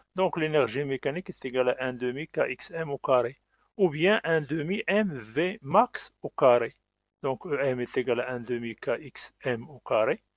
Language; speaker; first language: French; non-native, local second language; Arabic